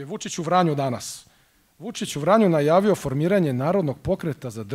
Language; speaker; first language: Croatian; native; Croatian